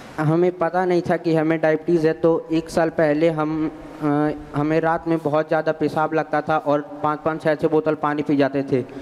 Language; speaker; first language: Hindi; native; Hindi